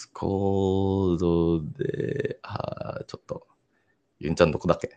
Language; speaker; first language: Japanese; non-native, learner; Indonesian